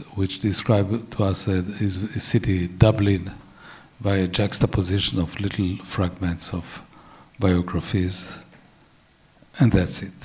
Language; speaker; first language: English; non-native, fluent; Hebrew